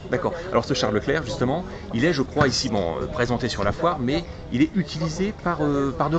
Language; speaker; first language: French; native; French